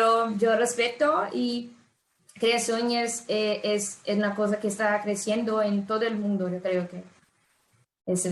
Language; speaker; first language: Spanish; non-native, fluent; Portuguese